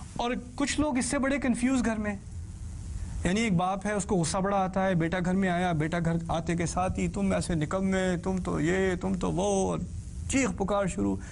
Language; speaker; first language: Urdu; early bilingual, heritage; Urdu